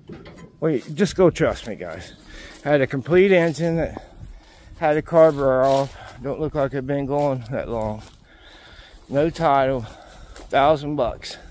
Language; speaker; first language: English; native; English